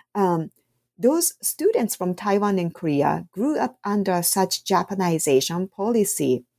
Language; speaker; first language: English; non-native, fluent; Japanese